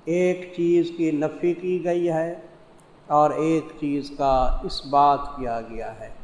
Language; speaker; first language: Urdu; non-native, local second language; Punjabi